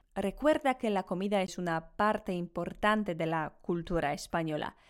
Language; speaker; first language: Spanish; non-native, fluent; Polish